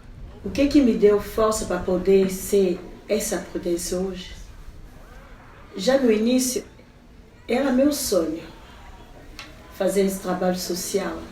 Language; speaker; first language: Portuguese; non-native, fluent; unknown